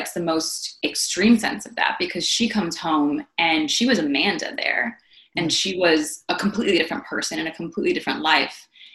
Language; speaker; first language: English; native; English